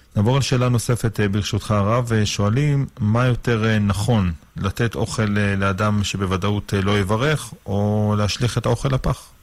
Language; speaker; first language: Hebrew; native; Hebrew